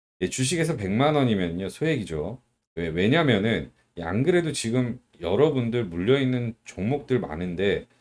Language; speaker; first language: Korean; native; Korean